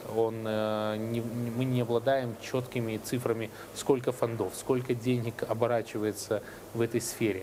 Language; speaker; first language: Russian; native; Russian